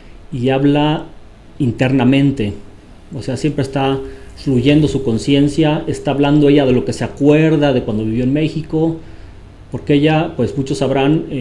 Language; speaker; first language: Spanish; native; Spanish